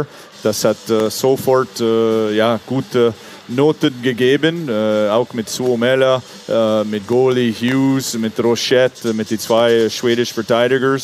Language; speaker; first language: German; non-native, fluent; English